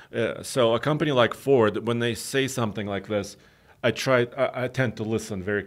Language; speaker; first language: English; native; English